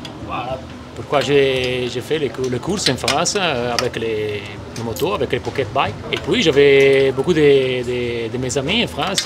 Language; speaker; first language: French; non-native, learner; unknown